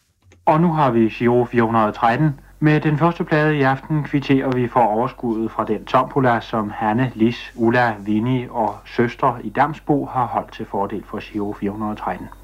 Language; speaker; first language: Danish; native; Danish